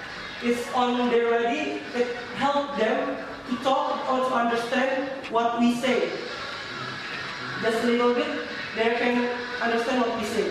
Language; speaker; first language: English; non-native, learner; Indonesian